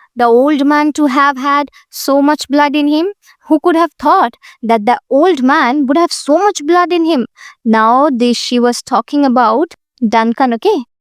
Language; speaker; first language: English; non-native, local second language; Hindi